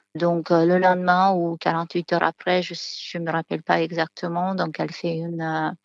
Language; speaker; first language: French; non-native, fluent; Romanian